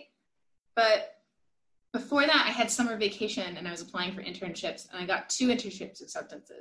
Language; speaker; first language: English; native; English